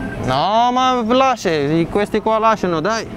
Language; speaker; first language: Italian; non-native, learner; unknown